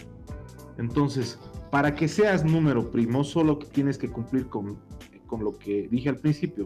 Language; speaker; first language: Spanish; native; Spanish